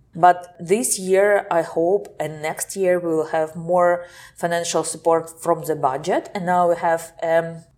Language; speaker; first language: English; non-native, fluent; Ukrainian